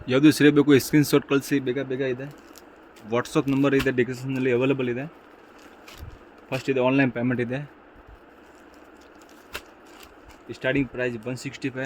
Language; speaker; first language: Kannada; non-native, local second language; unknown